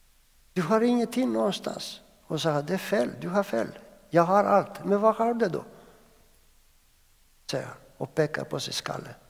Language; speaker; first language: Swedish; non-native, fluent; Greek